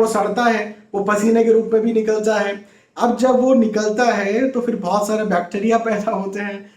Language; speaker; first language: Hindi; native; Hindi